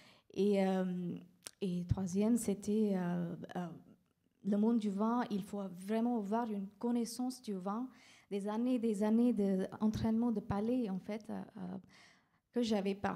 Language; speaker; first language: French; non-native, fluent; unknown